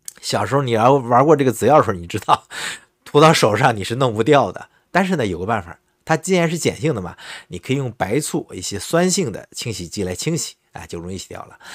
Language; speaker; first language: Chinese; native; Chinese